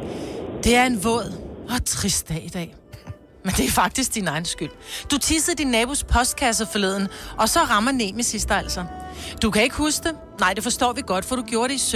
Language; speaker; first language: Danish; native; Danish